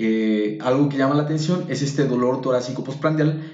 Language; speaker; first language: Spanish; native; Spanish